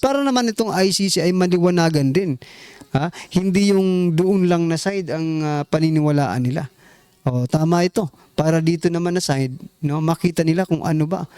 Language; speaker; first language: Filipino; non-native, local second language; Waray